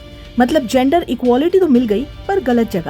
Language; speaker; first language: Hindi; native; Hindi